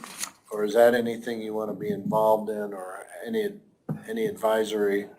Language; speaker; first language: English; native; English